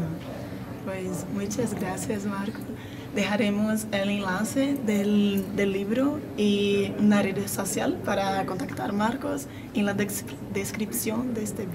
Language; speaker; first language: Spanish; non-native, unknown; Portuguese